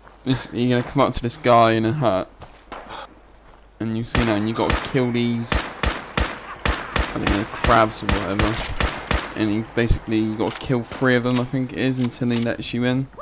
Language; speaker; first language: English; native; English